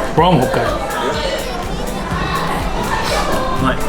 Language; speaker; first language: English; non-native, learner; Japanese